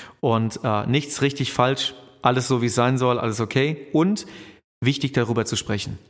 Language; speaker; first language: German; native; German